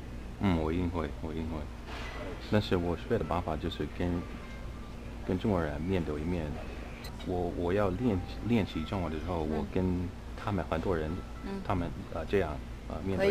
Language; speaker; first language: Chinese; non-native, fluent; English